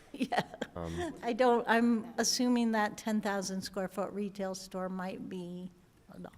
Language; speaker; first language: English; native; English